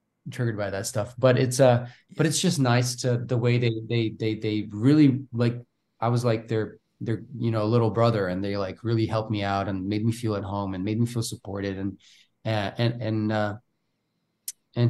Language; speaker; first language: English; non-native, fluent; Bulgarian